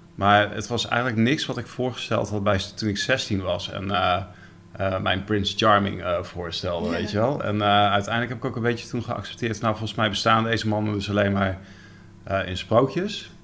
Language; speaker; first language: Dutch; native; Dutch